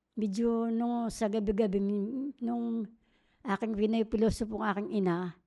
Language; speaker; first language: Filipino; native; Filipino